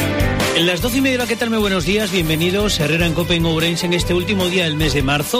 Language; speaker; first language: Spanish; native; Spanish